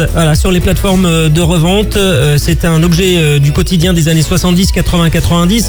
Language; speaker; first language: French; native; French